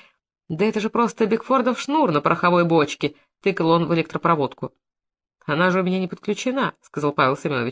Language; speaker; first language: Russian; native; Russian